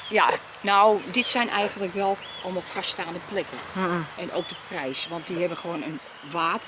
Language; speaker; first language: Dutch; native; Dutch